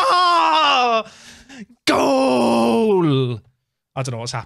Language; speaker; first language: English; native; English